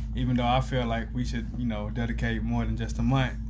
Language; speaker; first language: English; native; English